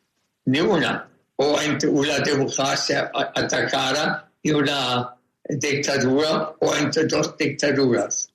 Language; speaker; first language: Spanish; non-native, fluent; German